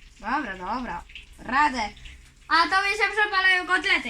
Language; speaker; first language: Polish; early bilingual, heritage; Polish